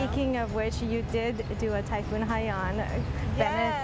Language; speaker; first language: English; native; English